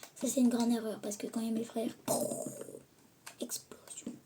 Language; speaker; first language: French; native; French